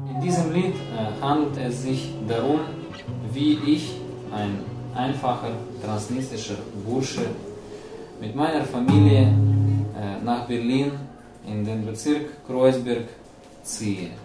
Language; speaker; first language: German; non-native, fluent; Russian